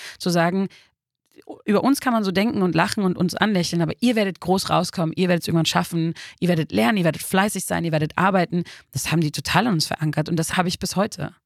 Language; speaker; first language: German; early bilingual, other home language; Turkish